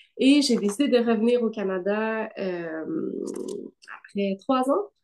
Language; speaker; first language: French; native; French